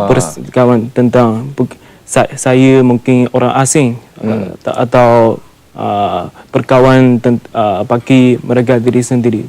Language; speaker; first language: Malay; non-native, learner; Chinese